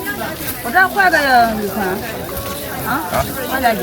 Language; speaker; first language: Chinese; native; Chinese